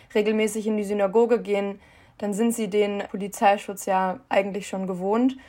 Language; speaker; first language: German; native; German